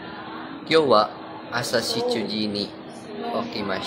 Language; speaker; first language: Japanese; non-native, learner; English